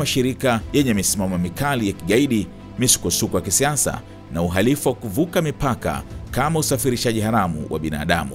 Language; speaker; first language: Swahili; native; Swahili